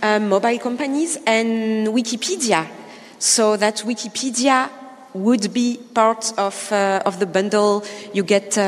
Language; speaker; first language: English; non-native, fluent; French